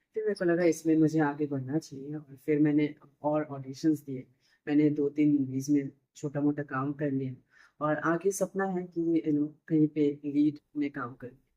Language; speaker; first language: Hindi; non-native, local second language; Bangla